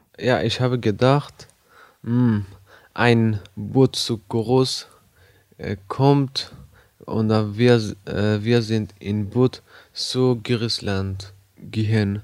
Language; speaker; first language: German; non-native, learner; Persian